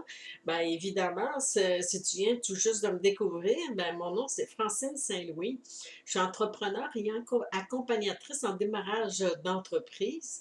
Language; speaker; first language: French; native; French